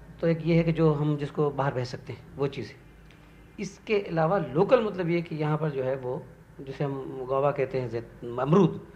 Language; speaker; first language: Urdu; non-native, local second language; Sindhi